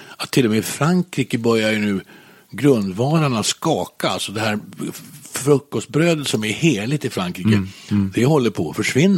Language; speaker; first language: Swedish; native; Swedish